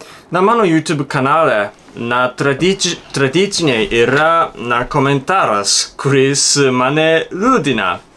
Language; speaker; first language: Lithuanian; non-native, fluent; Japanese